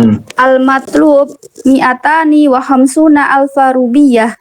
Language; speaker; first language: Arabic; non-native, learner; Indonesian